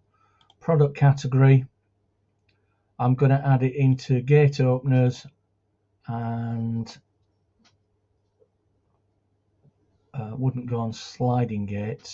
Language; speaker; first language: English; native; English